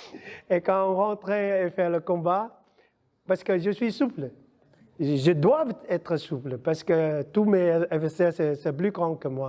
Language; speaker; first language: French; non-native, learner; Vietnamese